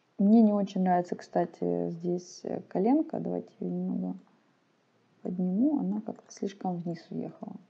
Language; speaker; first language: Russian; non-native, local second language; Ukrainian